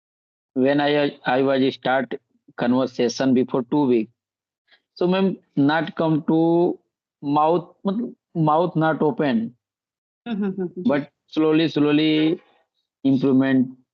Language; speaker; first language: English; non-native, learner; Bhojpuri